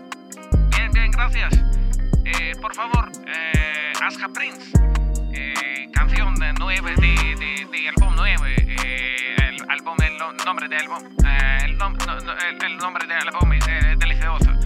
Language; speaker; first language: Spanish; non-native, learner; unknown